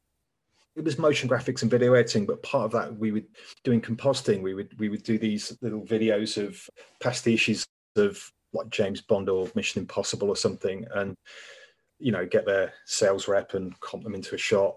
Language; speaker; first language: English; native; English